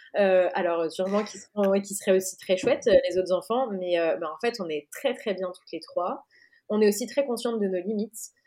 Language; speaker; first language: French; native; French